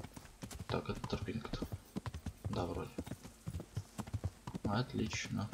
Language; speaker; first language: Russian; native; Russian